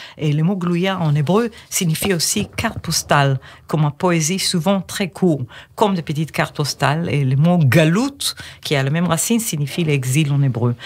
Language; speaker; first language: French; non-native, fluent; Hebrew